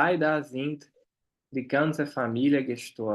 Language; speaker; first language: German; non-native, fluent; Portuguese